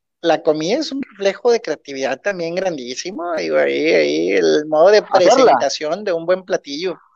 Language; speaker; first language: Spanish; native; Spanish